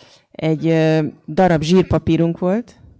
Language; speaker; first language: Hungarian; native; Hungarian